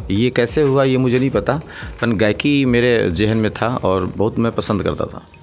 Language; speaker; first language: Hindi; native; Hindi